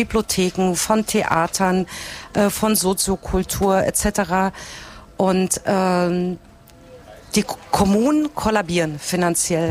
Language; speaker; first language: German; native; German